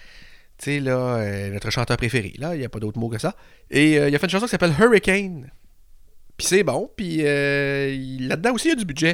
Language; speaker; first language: French; native; French